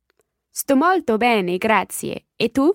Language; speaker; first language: Italian; non-native, learner; English